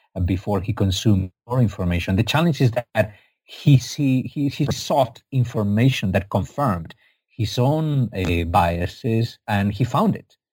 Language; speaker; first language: English; non-native, fluent; Spanish